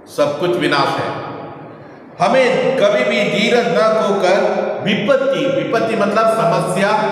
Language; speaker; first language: Hindi; non-native, local second language; Kannada